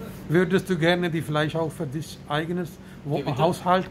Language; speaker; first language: German; non-native, learner; Punjabi